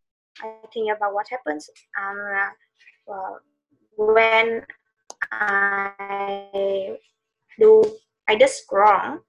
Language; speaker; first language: English; non-native, learner; Vietnamese